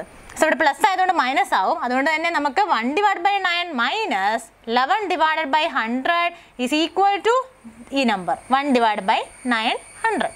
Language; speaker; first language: Malayalam; native; Malayalam